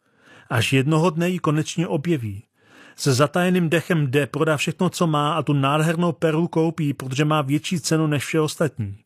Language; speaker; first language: Czech; native; Czech